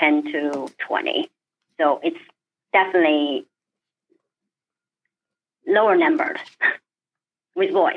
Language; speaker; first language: English; non-native, fluent; Chinese